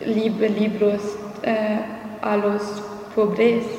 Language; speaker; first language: Spanish; non-native, learner; French